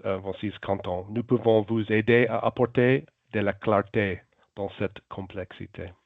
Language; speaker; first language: French; non-native, local second language; German